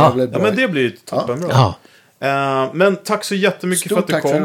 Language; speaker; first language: Swedish; native; Swedish